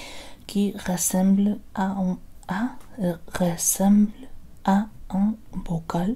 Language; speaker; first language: French; non-native, learner; Spanish